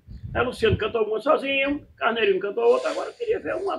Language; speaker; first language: Portuguese; native; Portuguese